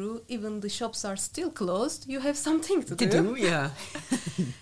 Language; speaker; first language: English; non-native, fluent; Turkish